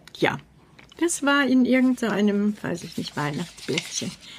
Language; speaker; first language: German; native; German